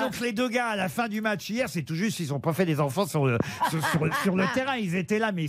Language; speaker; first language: French; native; French